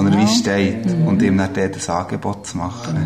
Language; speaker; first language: German; native; German